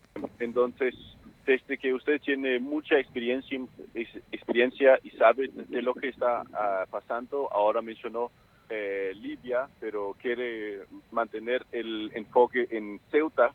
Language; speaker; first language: Spanish; non-native, fluent; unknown